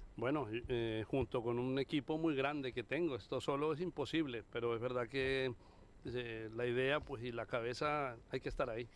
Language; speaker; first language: Spanish; native; Spanish